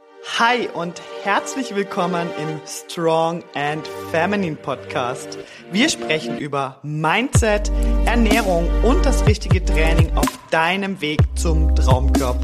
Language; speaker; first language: German; native; German